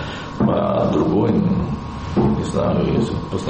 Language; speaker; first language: Russian; non-native, learner; Italian